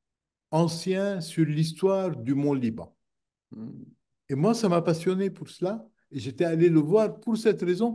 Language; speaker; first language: French; non-native, local second language; Arabic